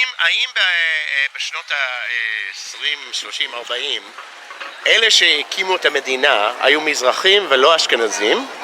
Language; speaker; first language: Hebrew; non-native, fluent; English